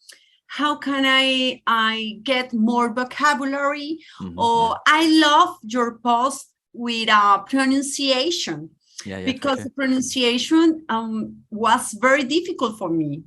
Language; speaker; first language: English; non-native, learner; Spanish